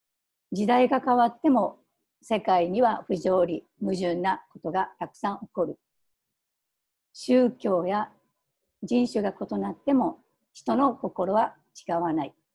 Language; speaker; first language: Japanese; native; Japanese